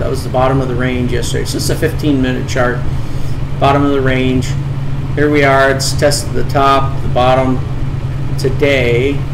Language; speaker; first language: English; native; English